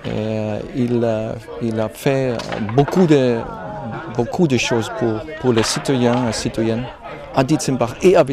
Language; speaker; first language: French; non-native, fluent; German